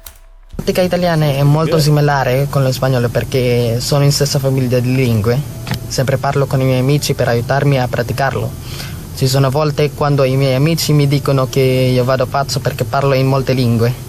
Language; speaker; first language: Italian; non-native, learner; Filipino